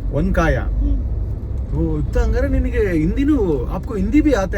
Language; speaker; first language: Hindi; non-native, local second language; Kannada